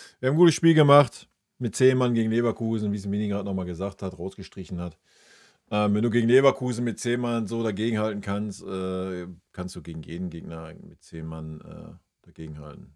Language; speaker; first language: German; native; German